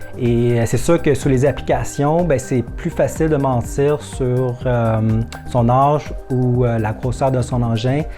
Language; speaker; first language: French; early bilingual, other home language; Vietnamese